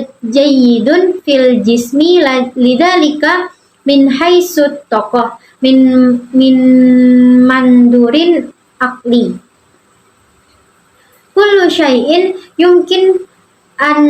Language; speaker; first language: Arabic; non-native, learner; Indonesian